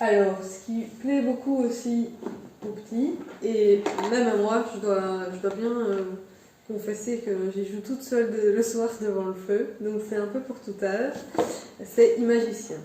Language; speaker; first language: French; native; French